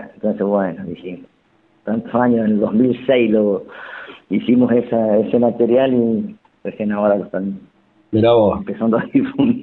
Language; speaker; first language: Spanish; native; Spanish